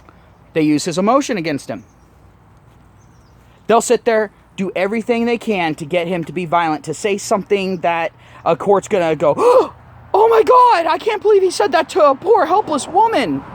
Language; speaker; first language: English; native; English